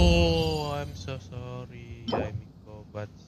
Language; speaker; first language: English; non-native, learner; Indonesian